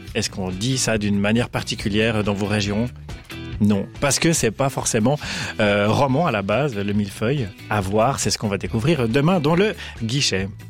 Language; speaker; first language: French; native; French